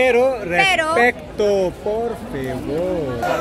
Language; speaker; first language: Spanish; non-native, learner; Hindi